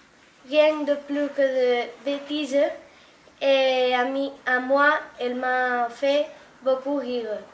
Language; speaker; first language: French; non-native, learner; Catalan